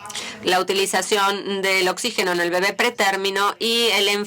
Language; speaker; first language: Spanish; native; Spanish